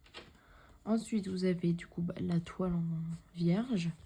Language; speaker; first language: French; native; French